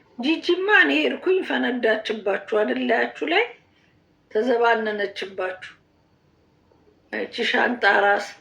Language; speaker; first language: Amharic; native; Amharic